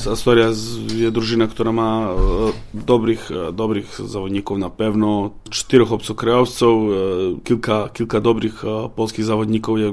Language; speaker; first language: Polish; non-native, learner; Serbian